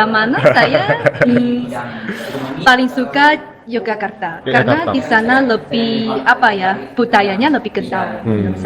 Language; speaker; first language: Indonesian; non-native, fluent; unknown